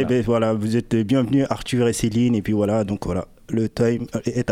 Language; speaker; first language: French; native; French